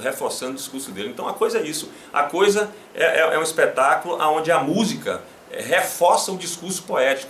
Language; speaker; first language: Portuguese; native; Portuguese